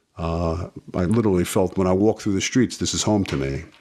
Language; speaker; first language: English; native; English